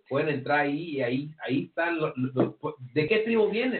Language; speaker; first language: Spanish; early bilingual, heritage; English